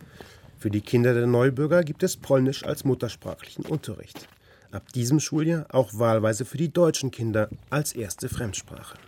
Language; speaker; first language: German; native; German